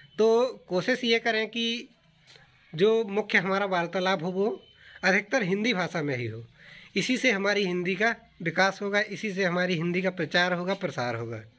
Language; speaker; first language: Hindi; native; Hindi